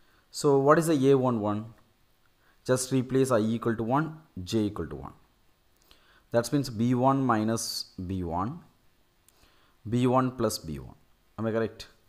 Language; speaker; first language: English; non-native, local second language; Tamil